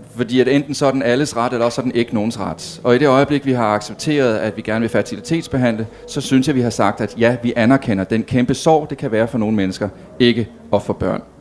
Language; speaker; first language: Danish; native; Danish